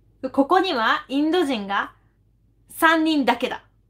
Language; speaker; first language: Japanese; native; Japanese